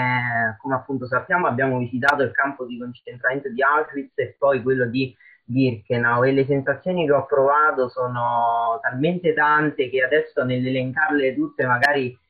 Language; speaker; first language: Italian; native; Italian